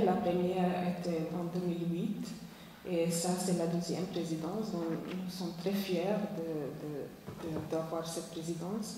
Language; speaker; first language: French; non-native, fluent; Slovenian